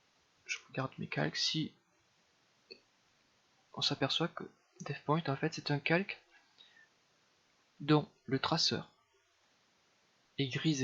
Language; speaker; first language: French; native; French